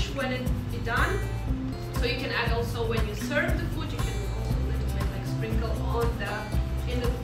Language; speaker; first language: English; non-native, fluent; Romanian